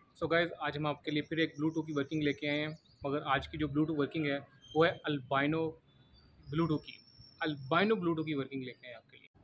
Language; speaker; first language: Urdu; non-native, local second language; Punjabi